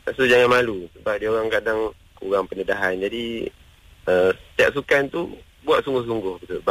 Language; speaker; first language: Malay; non-native, local second language; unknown